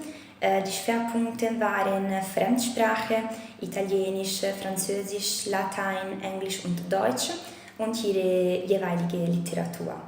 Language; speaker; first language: German; non-native, fluent; Italian